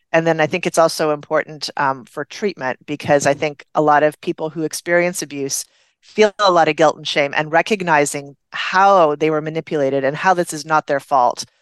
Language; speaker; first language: English; native; English